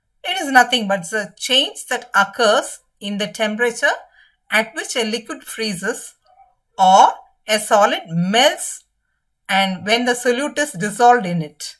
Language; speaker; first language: English; non-native, local second language; Tamil